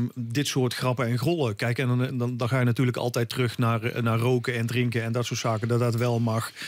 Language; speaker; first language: Dutch; native; Dutch